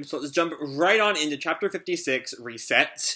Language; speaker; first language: English; native; English